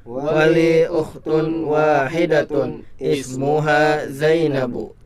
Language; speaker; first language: Arabic; non-native, learner; Indonesian